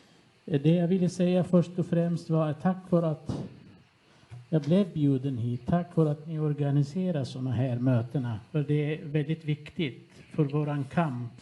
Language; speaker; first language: Swedish; non-native, fluent; Kurdish